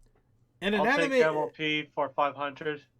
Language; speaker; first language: English; native; English